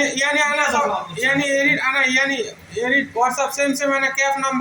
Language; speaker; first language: Arabic; non-native, learner; Bangla